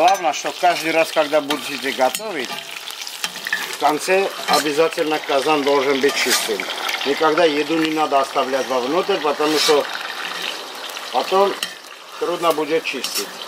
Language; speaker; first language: Russian; non-native, fluent; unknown